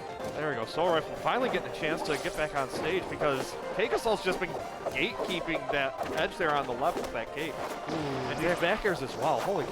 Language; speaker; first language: English; native; English